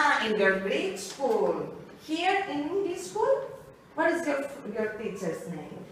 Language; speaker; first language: English; non-native, fluent; Greek